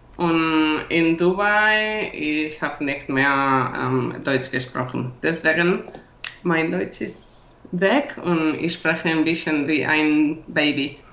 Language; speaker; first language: German; non-native, learner; Spanish